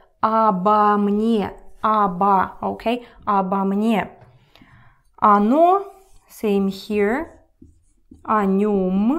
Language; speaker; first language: Russian; non-native, learner; English